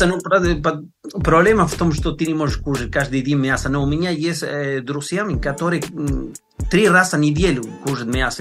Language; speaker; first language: Russian; non-native, learner; Spanish